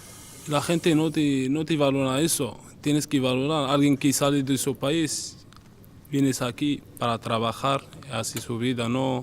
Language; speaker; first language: Spanish; non-native, learner; Arabic